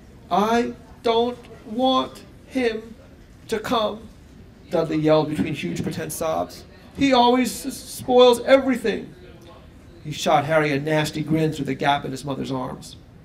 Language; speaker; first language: English; native; English